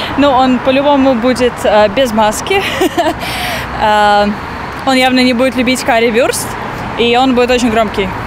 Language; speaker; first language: Russian; native; Russian